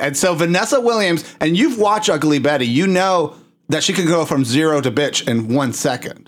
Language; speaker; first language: English; native; English